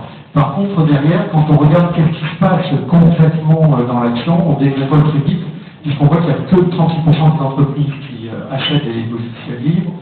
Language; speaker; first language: French; native; French